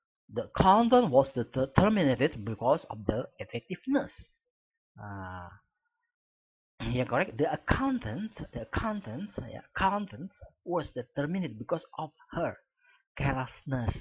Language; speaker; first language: English; non-native, fluent; Indonesian